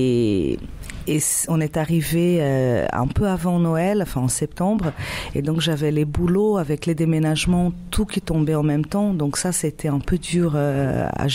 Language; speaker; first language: French; non-native, fluent; Portuguese